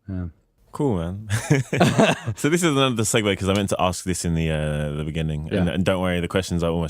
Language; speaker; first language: English; native; English